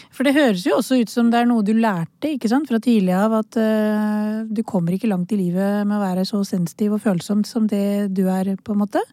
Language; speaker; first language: Norwegian; early bilingual, other home language; Urdu